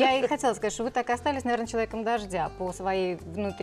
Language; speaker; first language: Russian; native; Russian